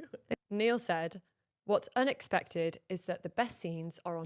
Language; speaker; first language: English; native; English